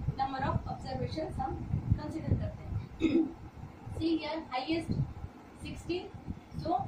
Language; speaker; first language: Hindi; non-native, local second language; Gujarati